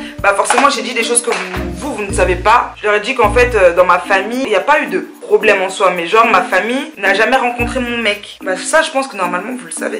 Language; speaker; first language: French; early bilingual, other home language; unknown